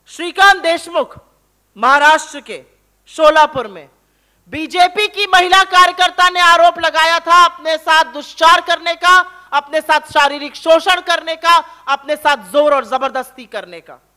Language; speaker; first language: Hindi; native; Hindi